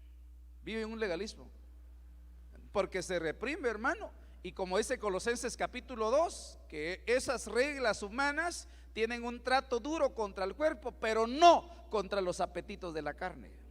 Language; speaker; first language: Spanish; native; Spanish